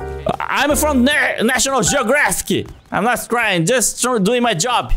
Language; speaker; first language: English; non-native, learner; Portuguese